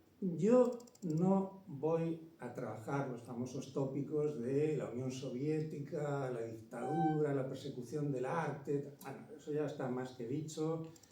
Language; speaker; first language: Spanish; native; Spanish